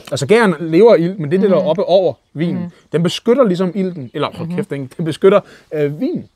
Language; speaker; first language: Danish; native; Danish